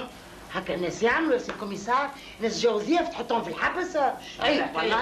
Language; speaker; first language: Arabic; native; Arabic